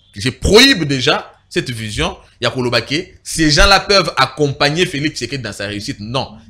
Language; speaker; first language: French; non-native, local second language; Lingala